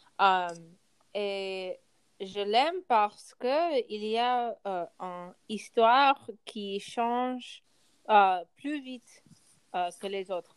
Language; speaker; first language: French; non-native, learner; English